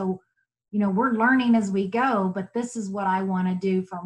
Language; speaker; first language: English; native; English